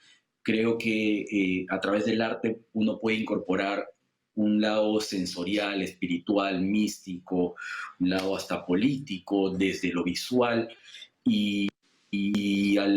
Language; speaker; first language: Spanish; native; Spanish